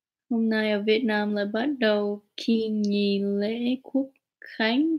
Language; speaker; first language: Vietnamese; non-native, learner; English